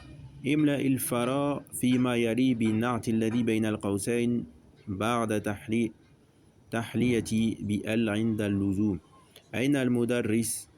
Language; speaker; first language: Arabic; non-native, fluent; French